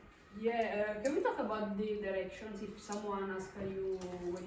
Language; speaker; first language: English; non-native, learner; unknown